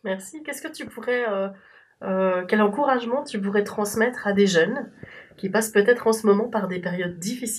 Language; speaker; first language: French; native; French